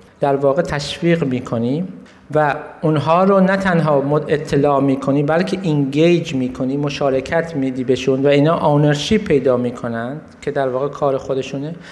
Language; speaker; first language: Persian; native; Persian